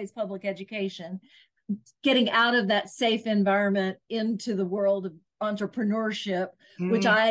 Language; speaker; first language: English; native; English